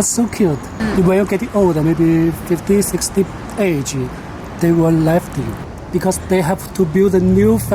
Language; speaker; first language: English; non-native, learner; Chinese